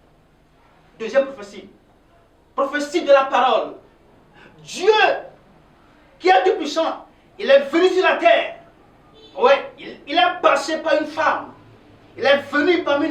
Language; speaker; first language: French; non-native, local second language; Ewe